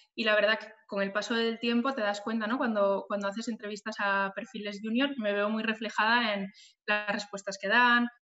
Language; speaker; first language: Spanish; native; Spanish